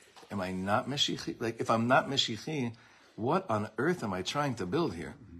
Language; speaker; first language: English; native; English